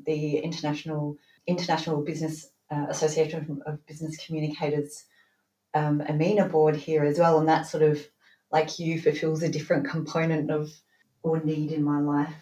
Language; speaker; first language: English; native; English